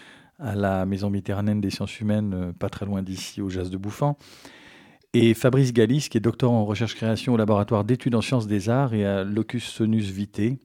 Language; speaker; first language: French; native; French